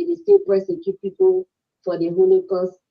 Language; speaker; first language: English; native; English